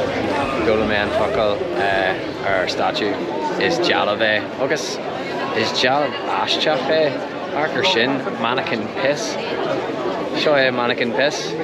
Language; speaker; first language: Irish; non-native, local second language; English